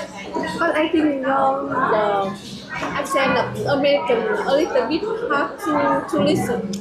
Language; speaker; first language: English; non-native, learner; Vietnamese